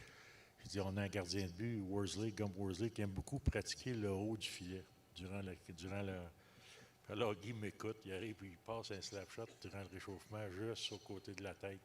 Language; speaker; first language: French; native; French